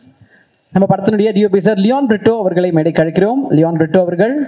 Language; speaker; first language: Tamil; native; Tamil